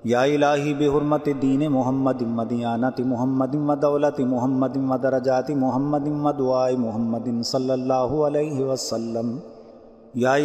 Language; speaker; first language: Arabic; non-native, learner; Urdu